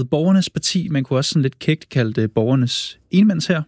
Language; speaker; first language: Danish; native; Danish